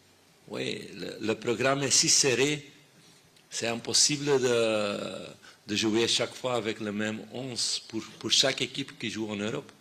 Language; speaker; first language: French; non-native, fluent; Dutch